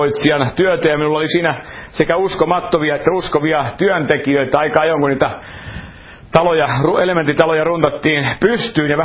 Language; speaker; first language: Finnish; native; Finnish